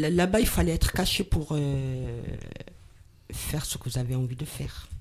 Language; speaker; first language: French; non-native, local second language; Arabic